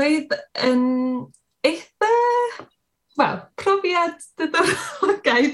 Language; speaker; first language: Welsh; non-native, learner; English